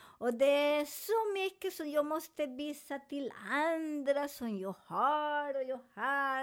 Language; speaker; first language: Swedish; non-native, learner; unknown